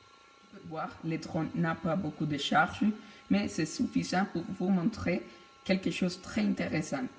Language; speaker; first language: French; non-native, learner; Spanish